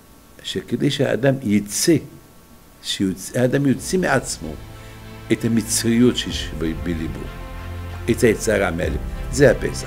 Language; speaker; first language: Hebrew; non-native, fluent; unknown